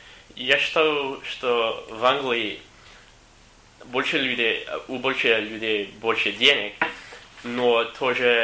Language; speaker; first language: Russian; non-native, learner; English